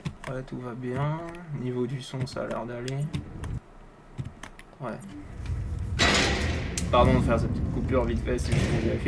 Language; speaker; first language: French; native; French